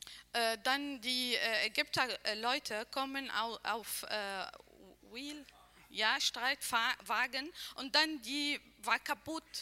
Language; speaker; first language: German; non-native, learner; Arabic